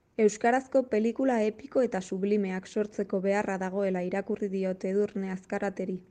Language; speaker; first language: Basque; non-native, local second language; Spanish